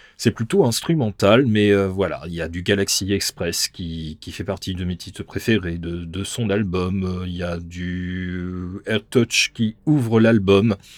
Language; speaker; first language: French; native; French